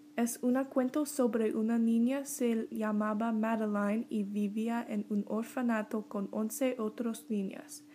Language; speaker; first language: Spanish; non-native, learner; English